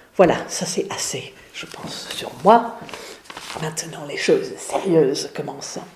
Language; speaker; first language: French; non-native, fluent; English